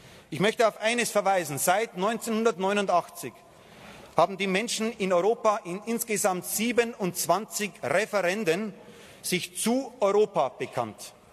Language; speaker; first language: German; native; German